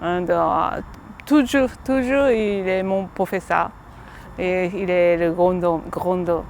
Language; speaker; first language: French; non-native, learner; Japanese